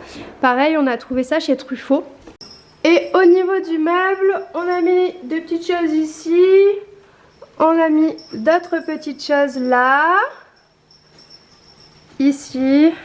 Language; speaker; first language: French; native; French